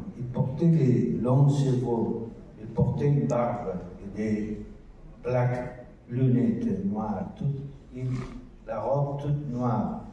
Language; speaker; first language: French; non-native, learner; Spanish